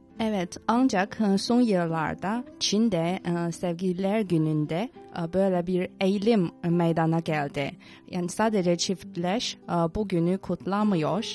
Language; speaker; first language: Turkish; non-native, fluent; Chinese